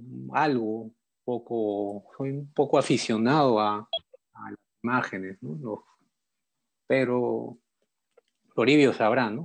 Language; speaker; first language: Spanish; native; Spanish